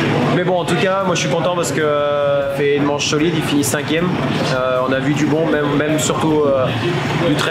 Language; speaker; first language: French; native; French